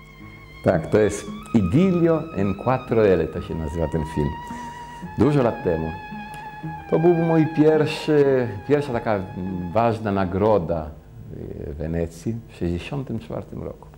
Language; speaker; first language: Polish; early bilingual, heritage; Polish